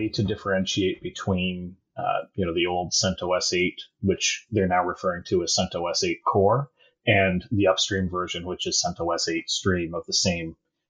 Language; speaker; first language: English; native; English